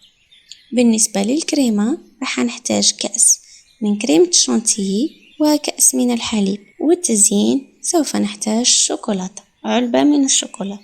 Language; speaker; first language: Arabic; native; Arabic